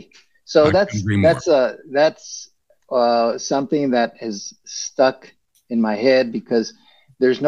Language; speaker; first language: English; early bilingual, other home language; Spanish